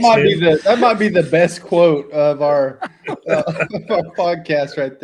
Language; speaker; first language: English; native; English